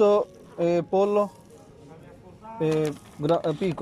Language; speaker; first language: Italian; non-native, learner; Punjabi